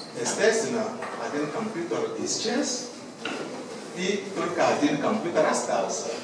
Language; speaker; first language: Russian; non-native, fluent; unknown